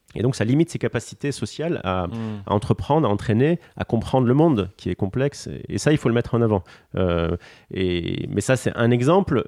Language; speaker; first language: French; non-native, local second language; Arabic